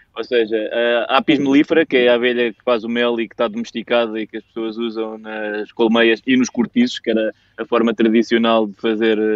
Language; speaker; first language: Portuguese; native; Portuguese